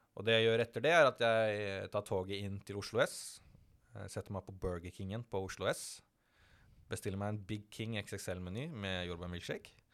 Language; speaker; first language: Norwegian; early bilingual, other home language; Tamil